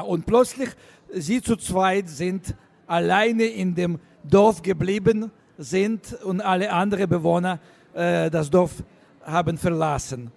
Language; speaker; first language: German; non-native, learner; Russian